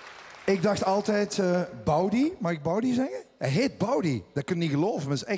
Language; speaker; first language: Dutch; native; Dutch